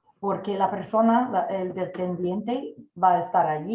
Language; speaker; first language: Spanish; non-native, fluent; English